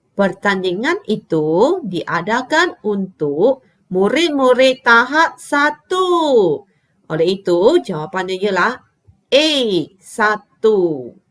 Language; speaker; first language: Malay; non-native, local second language; Chinese